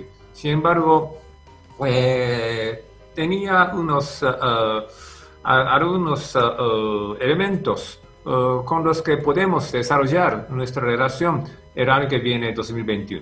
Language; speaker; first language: Spanish; non-native, fluent; Japanese